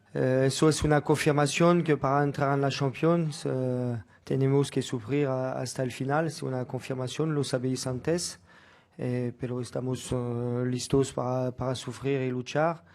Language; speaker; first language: Spanish; non-native, fluent; French